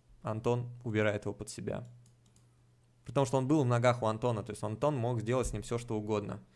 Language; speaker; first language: Russian; native; Russian